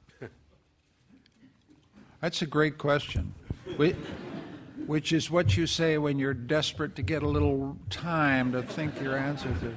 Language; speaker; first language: English; native; English